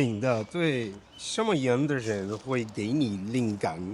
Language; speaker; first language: Chinese; non-native, learner; Portuguese